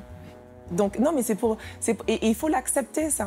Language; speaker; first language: French; native; French